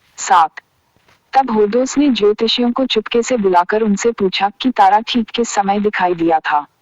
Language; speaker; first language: Hindi; native; Hindi